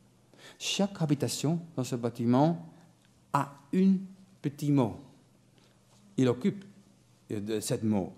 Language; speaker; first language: French; non-native, fluent; Dutch